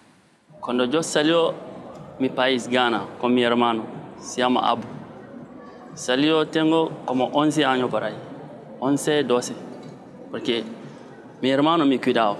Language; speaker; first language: Spanish; non-native, learner; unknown